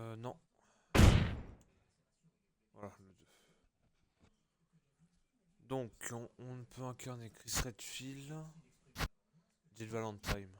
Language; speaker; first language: French; native; French